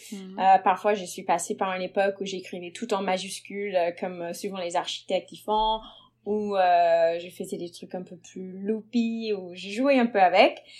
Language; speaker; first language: French; non-native, fluent; English